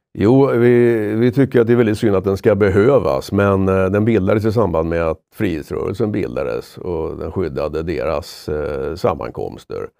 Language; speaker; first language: Swedish; native; Swedish